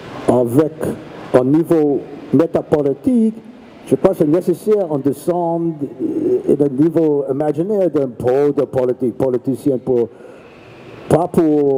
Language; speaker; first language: French; non-native, learner; English